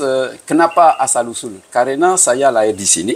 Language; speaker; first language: Indonesian; early bilingual, heritage; Javanese